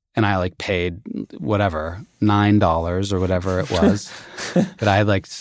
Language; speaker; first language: English; native; English